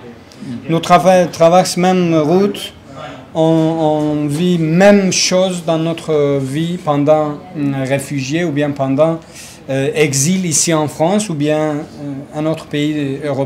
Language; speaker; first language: French; non-native, learner; Kurdish